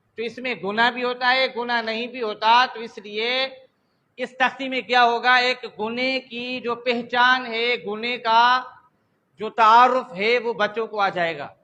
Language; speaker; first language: Urdu; non-native, local second language; Sindhi